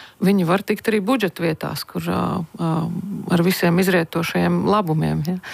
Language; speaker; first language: Latvian; native; Latvian